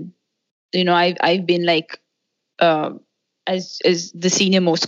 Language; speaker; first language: English; non-native, local second language; Hindi